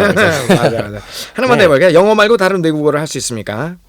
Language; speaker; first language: Korean; native; Korean